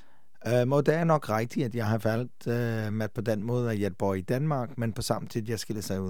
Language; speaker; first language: Danish; non-native, fluent; English